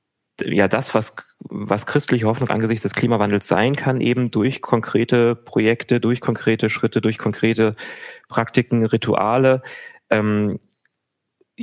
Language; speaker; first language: German; native; German